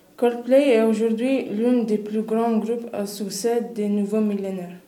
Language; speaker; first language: French; non-native, local second language; Arabic